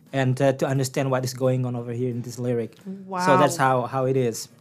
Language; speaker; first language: English; non-native, fluent; Indonesian